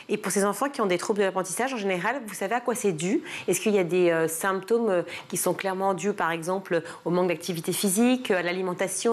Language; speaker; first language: French; native; French